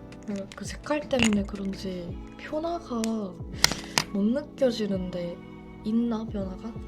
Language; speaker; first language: Korean; non-native, fluent; Japanese